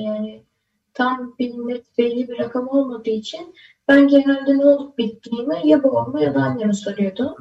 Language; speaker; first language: Turkish; early bilingual, other home language; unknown